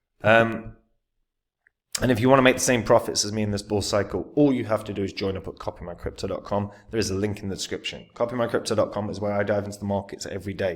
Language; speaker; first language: English; native; English